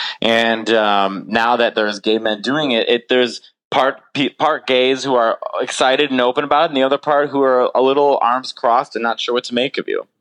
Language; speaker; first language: English; native; English